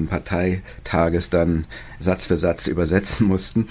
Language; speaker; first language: German; native; German